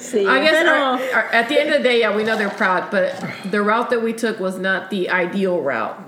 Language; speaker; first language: English; early bilingual, other home language; Spanish